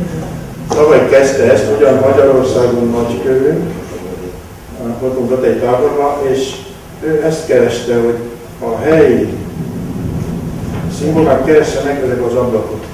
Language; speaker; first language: Hungarian; non-native, local second language; Romanian